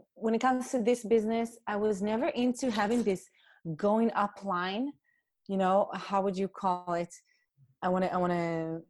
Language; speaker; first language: English; non-native, fluent; Hebrew